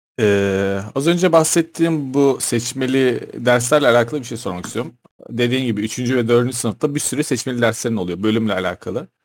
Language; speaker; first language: Turkish; native; Turkish